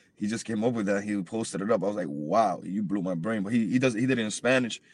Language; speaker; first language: English; early bilingual, other home language; Spanish